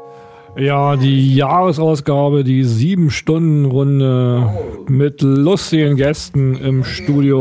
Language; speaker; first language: German; native; German